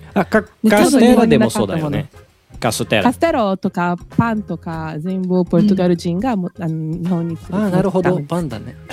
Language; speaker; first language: Japanese; early bilingual, other home language; Portuguese